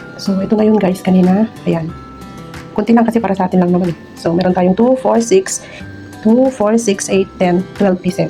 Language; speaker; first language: Filipino; non-native, local second language; Iloko